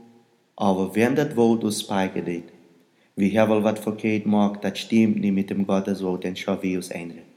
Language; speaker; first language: German; non-native, learner; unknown